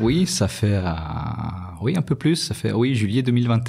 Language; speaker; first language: French; non-native, fluent; Italian